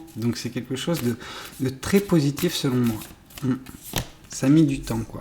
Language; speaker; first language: French; native; French